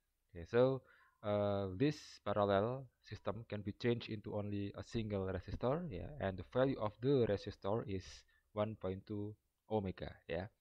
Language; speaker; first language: English; non-native, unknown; Indonesian